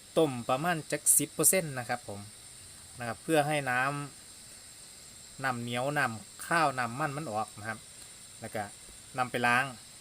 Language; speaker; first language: Thai; native; Thai